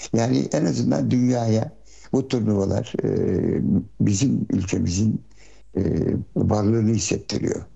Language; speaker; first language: Turkish; early bilingual, heritage; Turkish